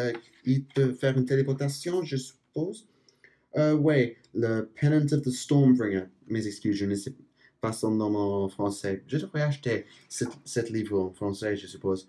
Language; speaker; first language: French; non-native, fluent; English